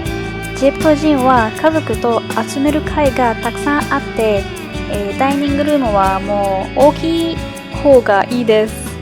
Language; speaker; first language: Japanese; non-native, fluent; Arabic